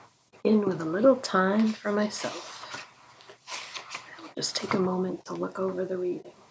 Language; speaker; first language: English; native; English